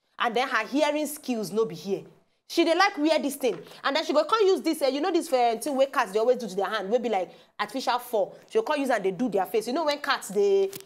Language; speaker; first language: Nigerian Pidgin; native; Nigerian Pidgin